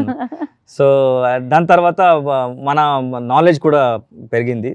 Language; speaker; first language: Telugu; non-native, learner; Kannada